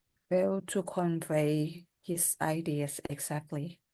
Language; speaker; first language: English; non-native, learner; Thai